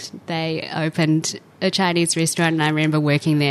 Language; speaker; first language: English; native; English